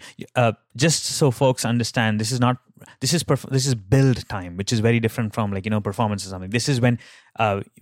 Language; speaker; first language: English; non-native, local second language; Tamil